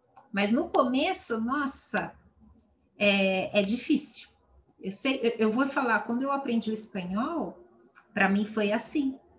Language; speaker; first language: Portuguese; native; Portuguese